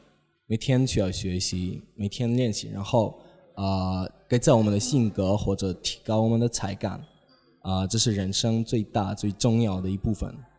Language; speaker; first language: Chinese; non-native, fluent; Polish